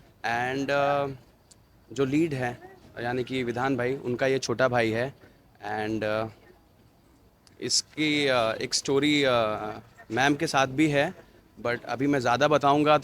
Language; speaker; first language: Hindi; native; Hindi